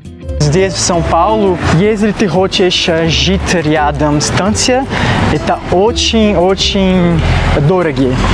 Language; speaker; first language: Russian; non-native, learner; Portuguese